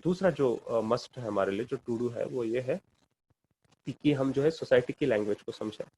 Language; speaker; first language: Urdu; non-native, local second language; Kannada